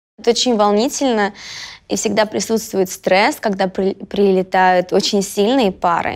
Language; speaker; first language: Russian; native; Russian